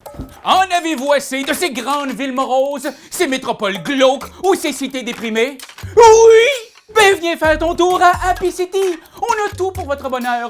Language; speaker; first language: French; native; French